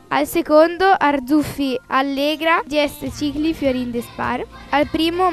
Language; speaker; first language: Italian; native; Italian